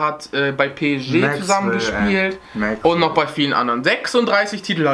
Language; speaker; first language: German; native; German